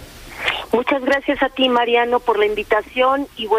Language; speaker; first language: Spanish; native; Spanish